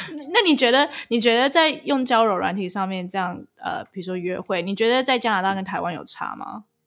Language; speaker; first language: Chinese; early bilingual, other home language; English